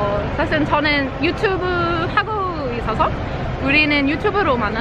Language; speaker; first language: Korean; non-native, learner; English